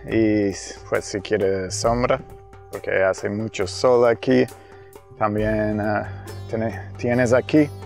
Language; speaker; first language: Spanish; non-native, fluent; English